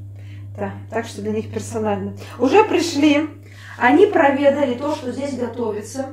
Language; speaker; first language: Russian; native; Russian